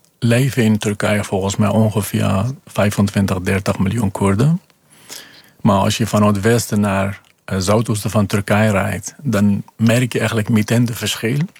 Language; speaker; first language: Dutch; non-native, fluent; Kurdish